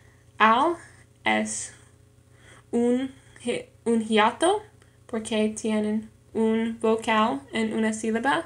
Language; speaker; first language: Spanish; non-native, learner; English